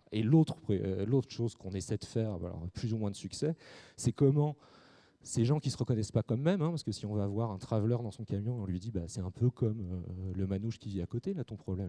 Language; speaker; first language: French; native; French